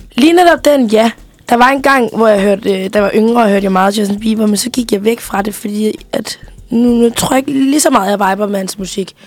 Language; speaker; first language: Danish; early bilingual, other home language; Spanish